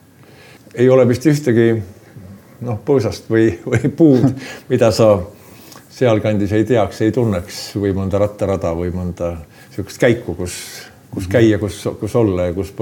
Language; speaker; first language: Estonian; native; Estonian